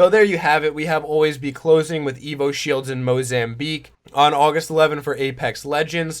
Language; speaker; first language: English; native; English